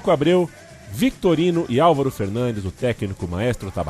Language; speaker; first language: Portuguese; native; Portuguese